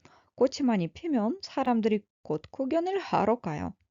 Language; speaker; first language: Korean; non-native, fluent; Russian